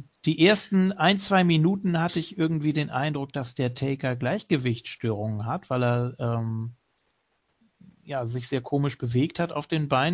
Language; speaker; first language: German; native; German